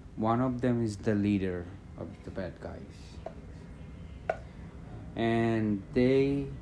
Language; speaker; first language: English; non-native, learner; Bangla